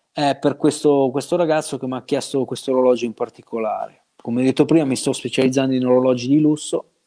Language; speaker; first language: Italian; native; Italian